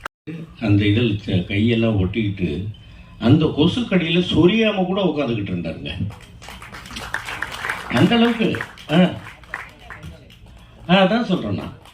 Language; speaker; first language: Tamil; native; Tamil